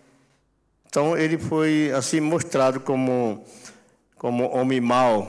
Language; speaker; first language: Portuguese; non-native, local second language; Yanomámi